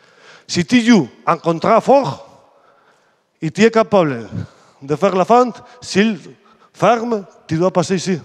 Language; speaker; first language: French; non-native, fluent; Spanish